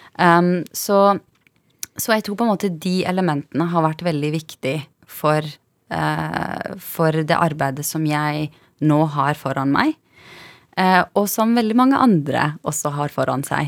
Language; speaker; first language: Norwegian; early bilingual, other home language; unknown